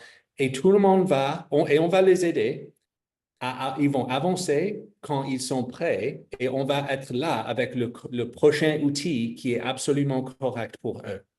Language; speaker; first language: French; non-native, fluent; English